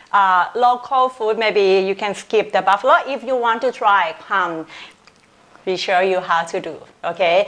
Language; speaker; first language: English; non-native, local second language; Thai